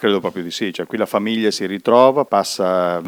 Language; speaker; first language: Italian; native; Italian